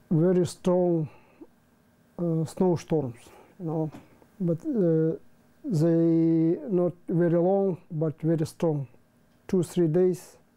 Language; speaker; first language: English; non-native, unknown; Russian